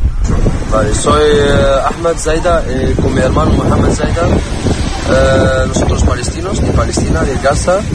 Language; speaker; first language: Spanish; non-native, learner; Arabic